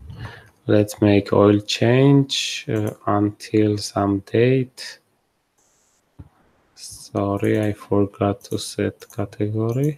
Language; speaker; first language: English; non-native, fluent; Georgian